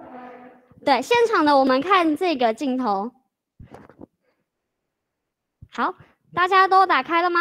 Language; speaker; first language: Chinese; native; Chinese